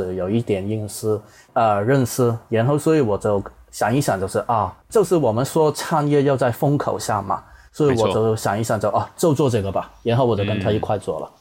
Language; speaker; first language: Chinese; non-native, fluent; Cantonese